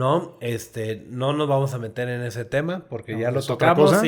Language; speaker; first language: Spanish; native; Spanish